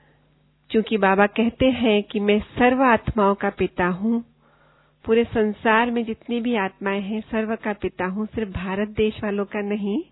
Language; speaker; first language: Hindi; native; Hindi